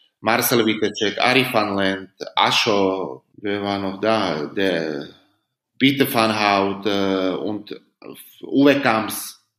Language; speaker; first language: German; non-native, learner; Slovak